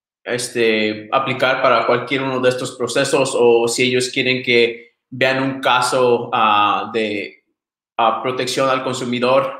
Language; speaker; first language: Spanish; early bilingual, other home language; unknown